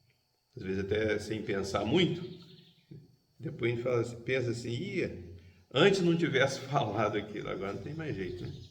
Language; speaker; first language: Portuguese; native; Portuguese